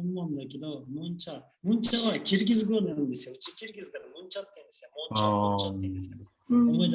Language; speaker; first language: Japanese; non-native, fluent; Uzbek